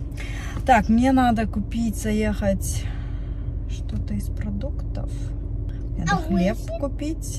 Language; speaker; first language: Russian; native; Russian